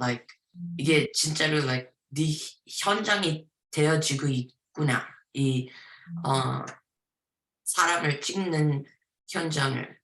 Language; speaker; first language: Korean; early bilingual, heritage; Korean